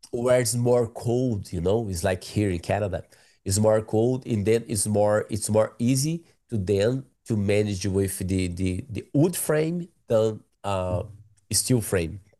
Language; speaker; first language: English; non-native, learner; Portuguese